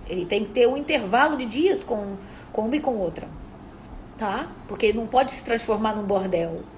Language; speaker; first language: Portuguese; native; Portuguese